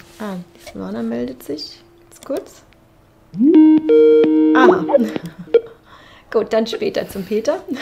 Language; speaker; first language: German; native; German